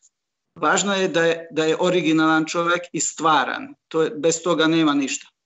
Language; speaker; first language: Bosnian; non-native, local second language; Hungarian